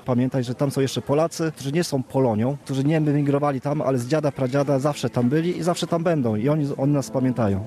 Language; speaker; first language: Polish; native; Polish